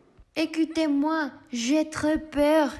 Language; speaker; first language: French; non-native, learner; Spanish